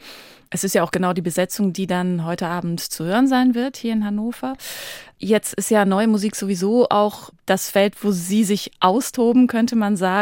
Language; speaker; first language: German; native; German